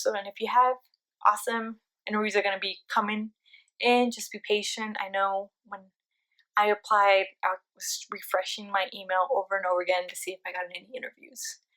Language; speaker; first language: English; early bilingual, other home language; Spanish